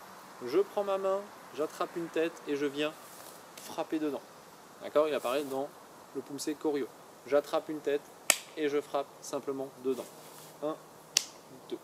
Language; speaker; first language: French; native; French